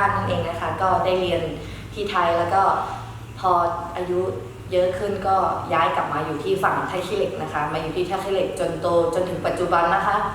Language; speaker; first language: Thai; early bilingual, other home language; Shan